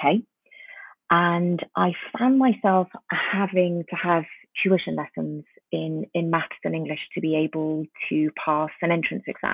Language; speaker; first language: English; early bilingual, other home language; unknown